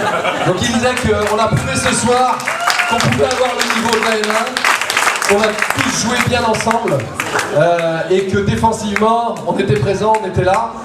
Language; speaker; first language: French; native; French